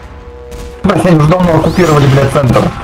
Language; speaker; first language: Russian; native; Russian